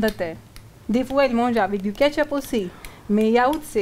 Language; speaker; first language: French; non-native, learner; Hindi